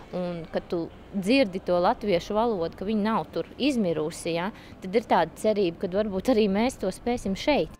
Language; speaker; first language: Latvian; native; Latvian